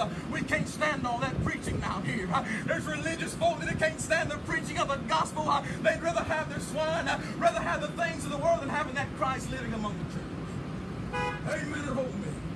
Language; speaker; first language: English; native; English